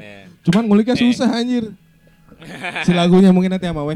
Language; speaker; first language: Indonesian; native; Indonesian